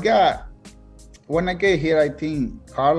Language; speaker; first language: English; non-native, learner; Spanish